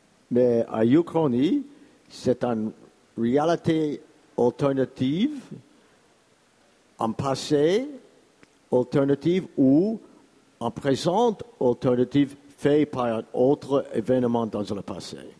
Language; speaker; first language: French; non-native, learner; English